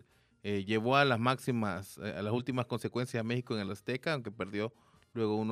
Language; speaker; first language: Spanish; native; Spanish